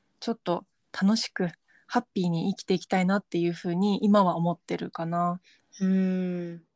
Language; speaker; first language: Japanese; native; Japanese